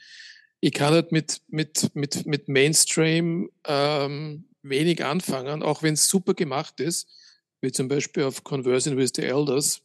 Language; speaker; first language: German; native; German